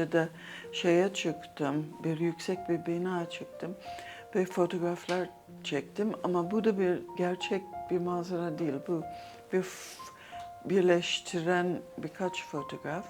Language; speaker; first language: Turkish; non-native, fluent; English